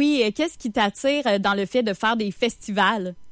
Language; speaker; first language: French; native; French